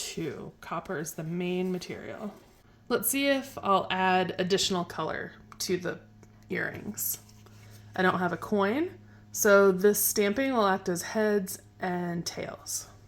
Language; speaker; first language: English; native; English